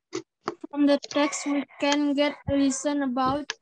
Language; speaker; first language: English; non-native, learner; Indonesian